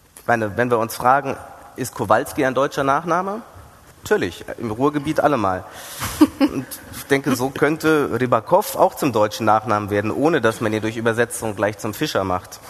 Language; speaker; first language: German; early bilingual, other home language; Greek